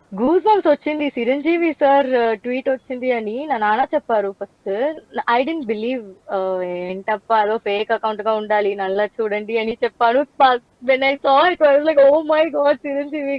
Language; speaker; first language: Telugu; non-native, learner; Tamil